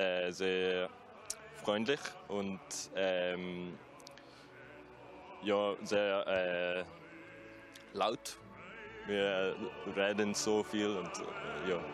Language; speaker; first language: German; non-native, learner; English